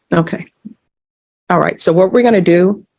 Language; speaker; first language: English; native; English